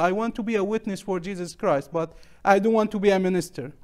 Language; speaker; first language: English; non-native, learner; Arabic